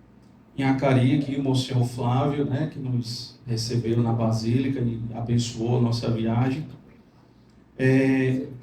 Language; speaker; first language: Portuguese; native; Portuguese